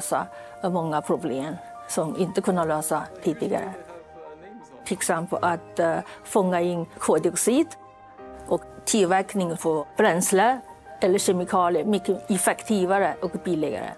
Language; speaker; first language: Swedish; non-native, fluent; Chinese